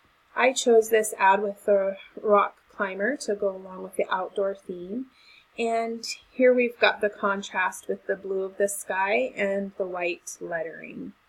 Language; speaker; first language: English; native; English